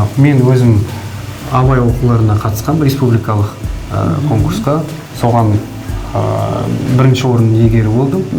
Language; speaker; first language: Kazakh; non-native, local second language; Russian